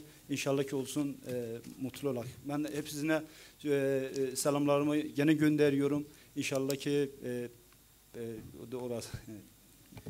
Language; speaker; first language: Turkish; non-native, learner; Azerbaijani